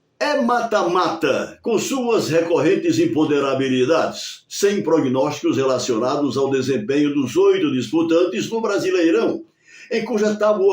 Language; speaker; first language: Portuguese; native; Portuguese